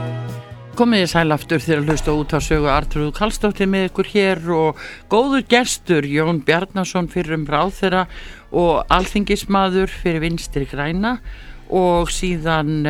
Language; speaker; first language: Icelandic; native; Icelandic